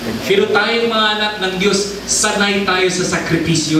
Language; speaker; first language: Filipino; non-native, local second language; Cebuano